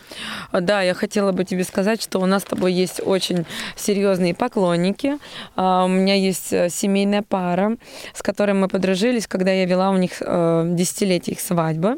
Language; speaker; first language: Russian; native; Russian